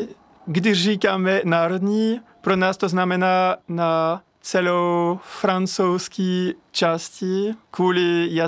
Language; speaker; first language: Czech; non-native, fluent; French